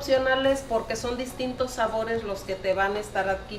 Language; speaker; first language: Spanish; native; Spanish